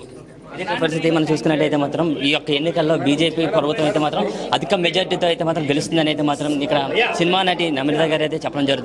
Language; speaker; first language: Telugu; native; Telugu